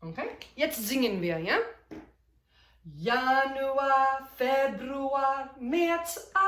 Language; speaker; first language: German; non-native, fluent; English